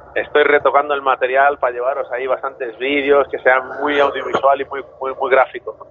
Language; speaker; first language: Spanish; native; Spanish